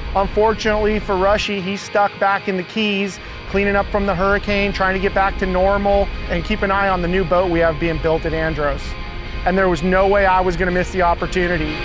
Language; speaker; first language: English; native; English